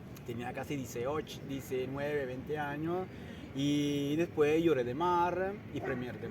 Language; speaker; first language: Spanish; non-native, fluent; Italian